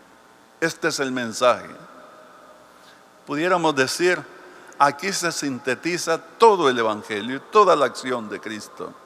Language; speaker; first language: Spanish; native; Spanish